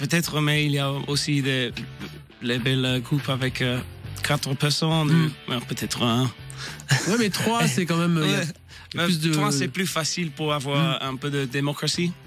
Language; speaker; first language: French; non-native, learner; English